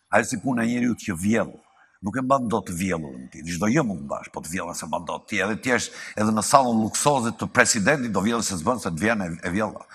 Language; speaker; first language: Albanian; native; Albanian